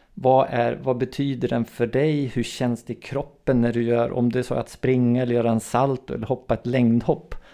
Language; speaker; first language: Swedish; native; Swedish